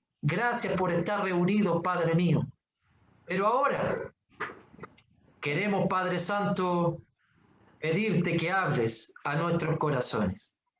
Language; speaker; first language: Spanish; native; Spanish